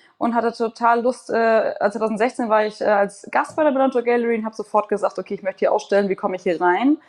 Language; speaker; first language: German; native; German